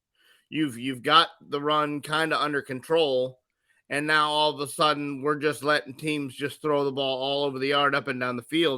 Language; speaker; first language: English; native; English